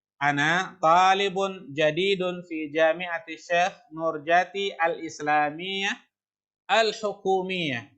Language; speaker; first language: Arabic; non-native, fluent; Indonesian